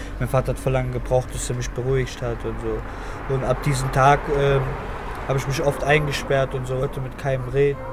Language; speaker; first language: German; early bilingual, other home language; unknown